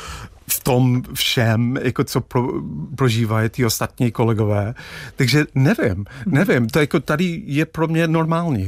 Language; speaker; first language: Czech; non-native, fluent; English